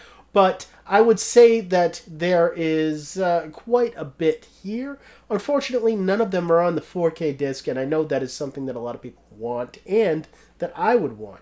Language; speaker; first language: English; native; English